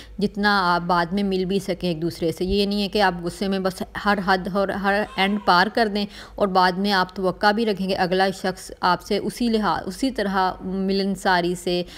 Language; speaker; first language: Urdu; non-native, local second language; Punjabi